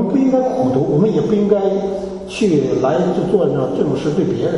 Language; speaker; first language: Finnish; non-native, learner; Chinese